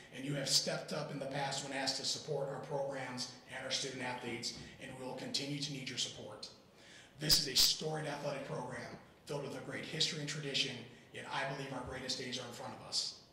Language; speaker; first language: English; native; English